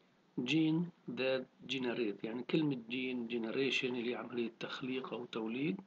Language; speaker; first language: Arabic; native; Arabic